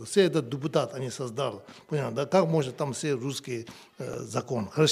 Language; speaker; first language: Russian; non-native, learner; Tibetan